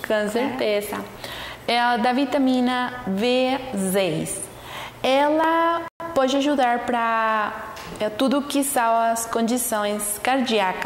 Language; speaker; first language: Portuguese; non-native, learner; Spanish